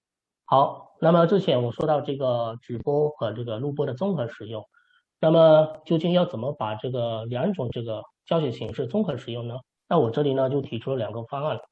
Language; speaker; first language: Chinese; native; Chinese